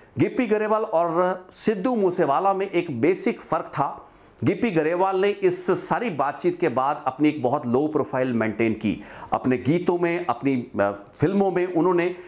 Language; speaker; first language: Hindi; non-native, local second language; Punjabi